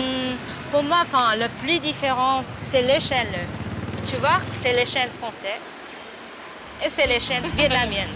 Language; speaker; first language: French; non-native, learner; Vietnamese